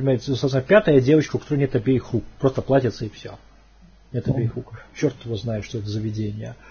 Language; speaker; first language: Russian; native; Russian